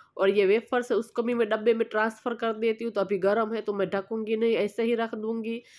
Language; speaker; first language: Hindi; non-native, local second language; Gujarati